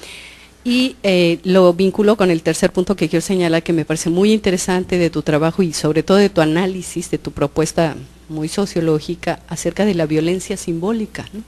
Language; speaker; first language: Spanish; native; Spanish